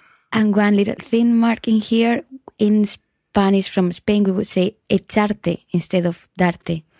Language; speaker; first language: English; non-native, fluent; Spanish